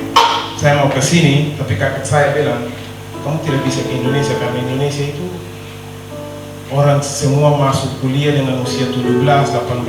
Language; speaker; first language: Indonesian; non-native, learner; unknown